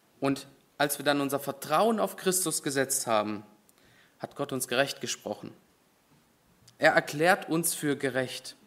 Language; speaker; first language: German; native; German